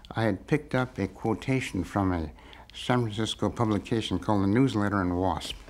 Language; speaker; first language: English; native; English